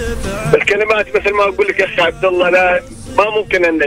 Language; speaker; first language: Arabic; native; Arabic